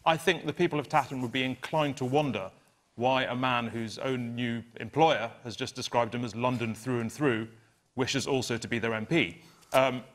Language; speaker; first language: English; native; English